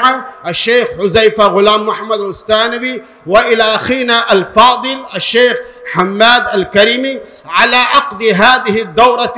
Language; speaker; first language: Arabic; non-native, fluent; Urdu